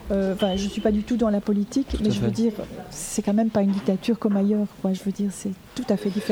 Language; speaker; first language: French; native; French